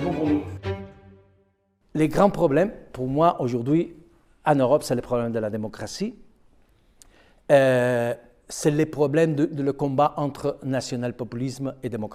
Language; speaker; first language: French; non-native, fluent; Spanish